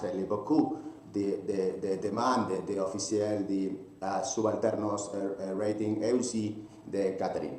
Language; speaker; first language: French; non-native, learner; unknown